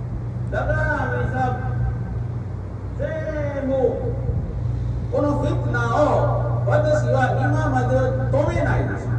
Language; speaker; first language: Japanese; non-native, learner; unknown